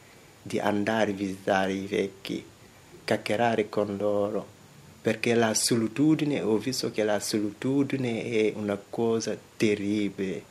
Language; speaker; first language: Italian; non-native, fluent; Wolof